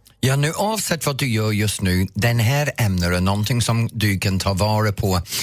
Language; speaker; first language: Swedish; non-native, fluent; English